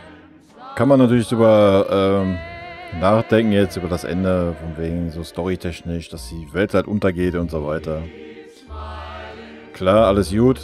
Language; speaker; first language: German; native; German